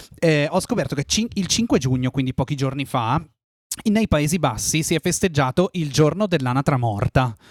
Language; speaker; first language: Italian; native; Italian